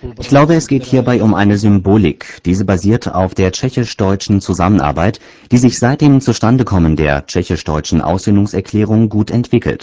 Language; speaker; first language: German; native; German